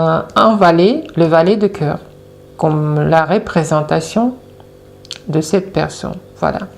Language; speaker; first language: French; non-native, fluent; Russian